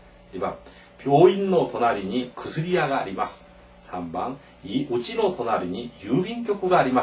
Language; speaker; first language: Japanese; non-native, fluent; Korean